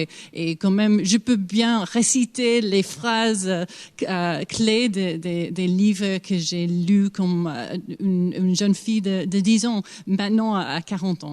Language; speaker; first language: French; non-native, fluent; English